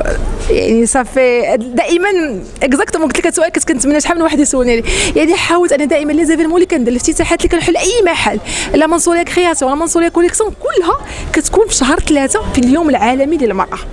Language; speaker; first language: Arabic; native; Arabic